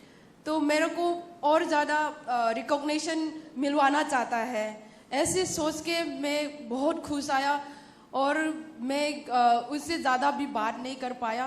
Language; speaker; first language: Hindi; non-native, local second language; Manipuri